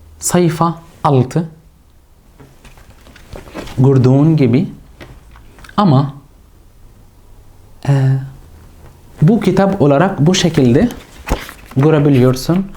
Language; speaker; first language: Turkish; non-native, fluent; Arabic